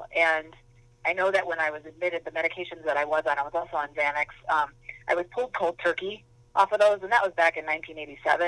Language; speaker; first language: English; native; English